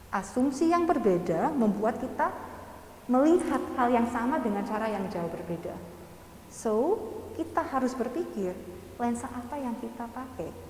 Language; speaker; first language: Indonesian; non-native, fluent; English